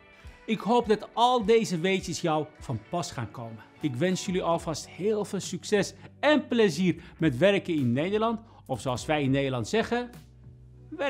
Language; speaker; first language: Dutch; non-native, fluent; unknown